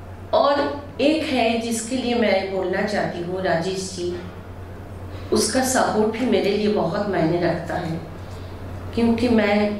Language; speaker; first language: Hindi; non-native, local second language; Bangla